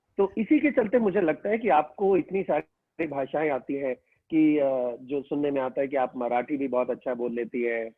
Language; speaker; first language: Hindi; native; Hindi